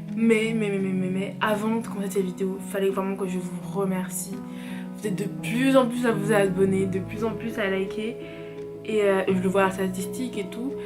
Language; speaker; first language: French; early bilingual, other home language; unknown